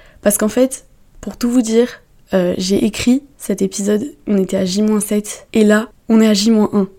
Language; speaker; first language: French; native; French